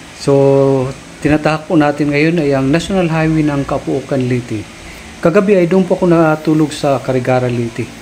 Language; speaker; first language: Filipino; non-native, local second language; Waray